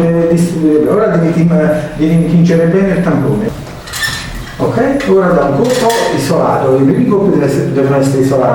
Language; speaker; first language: Italian; native; Italian